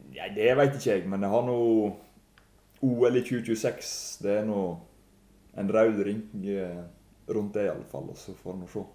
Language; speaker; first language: Norwegian; native; Norwegian